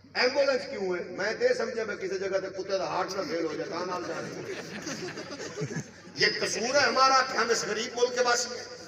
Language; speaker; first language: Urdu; non-native, local second language; Punjabi